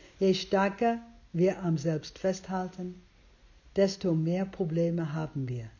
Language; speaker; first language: German; non-native, fluent; English